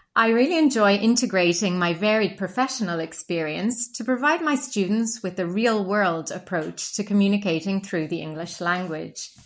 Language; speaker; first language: English; native; English